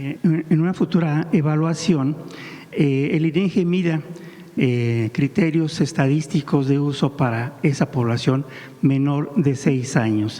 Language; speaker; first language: Spanish; native; Spanish